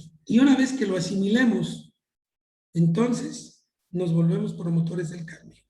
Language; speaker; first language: Spanish; native; Spanish